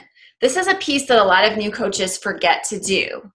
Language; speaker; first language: English; native; English